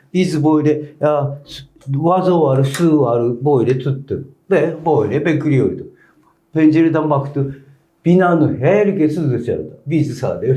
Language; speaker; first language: Turkish; non-native, learner; Japanese